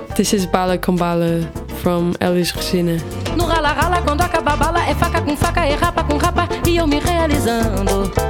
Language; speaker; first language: English; non-native, fluent; Portuguese